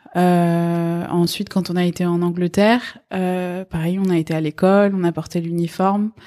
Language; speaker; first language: French; early bilingual, other home language; Persian